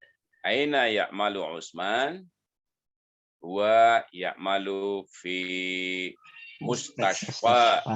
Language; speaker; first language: Arabic; non-native, learner; Indonesian